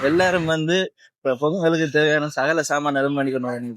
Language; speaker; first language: Tamil; native; Tamil